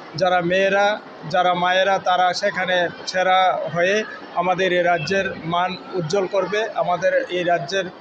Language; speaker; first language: Bangla; native; Bangla